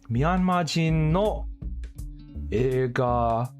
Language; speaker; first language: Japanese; non-native, learner; English